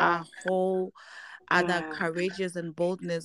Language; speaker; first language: English; non-native, local second language; Southern Sotho